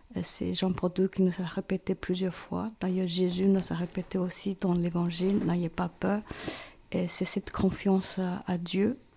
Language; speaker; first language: French; non-native, fluent; Chinese